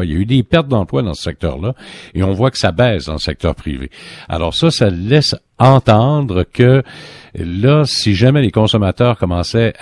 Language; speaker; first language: French; native; French